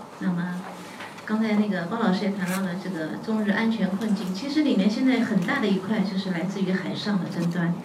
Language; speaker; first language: Chinese; native; Chinese